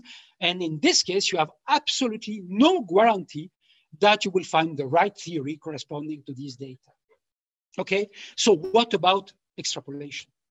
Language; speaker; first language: English; non-native, fluent; French